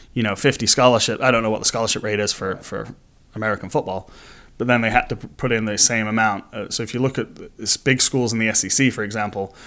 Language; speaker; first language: English; native; English